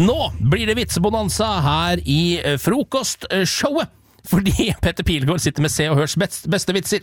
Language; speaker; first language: Norwegian; native; Norwegian